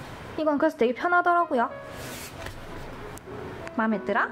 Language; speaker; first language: Korean; native; Korean